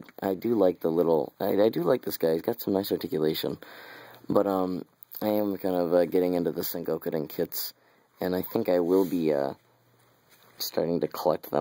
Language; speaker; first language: English; native; English